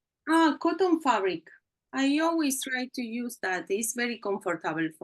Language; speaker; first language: English; non-native, learner; Spanish